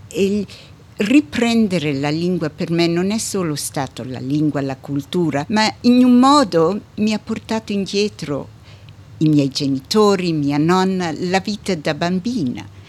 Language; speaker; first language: Italian; early bilingual, heritage; Italian